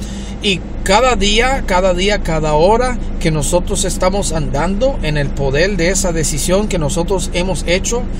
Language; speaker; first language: Spanish; early bilingual, heritage; Spanish